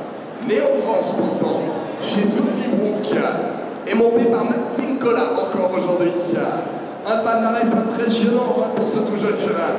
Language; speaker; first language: French; native; French